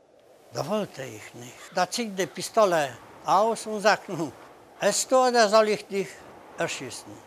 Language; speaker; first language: German; non-native, learner; Polish